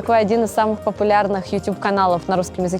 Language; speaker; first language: Russian; native; Russian